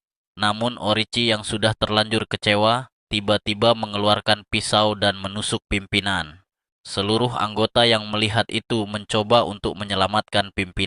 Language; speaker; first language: Indonesian; native; Indonesian